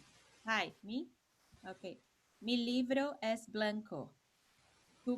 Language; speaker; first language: Spanish; non-native, learner; English